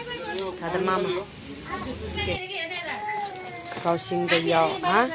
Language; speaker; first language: Chinese; non-native, learner; Nepali